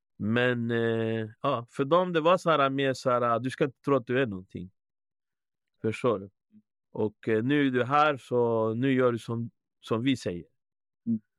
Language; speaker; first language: Swedish; early bilingual, other home language; Spanish